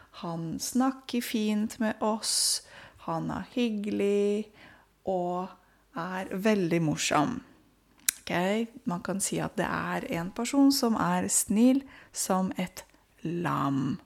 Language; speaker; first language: Norwegian; non-native, fluent; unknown